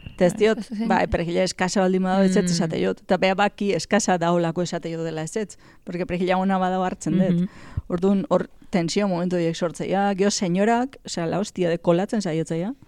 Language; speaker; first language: Basque; native; Basque